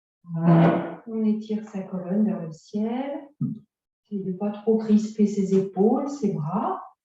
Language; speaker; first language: French; native; French